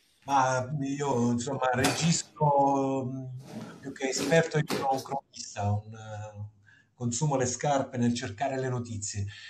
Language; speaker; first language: Italian; native; Italian